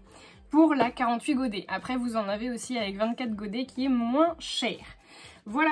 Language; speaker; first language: French; native; French